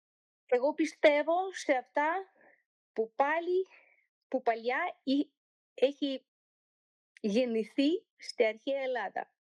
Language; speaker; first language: Greek; non-native, learner; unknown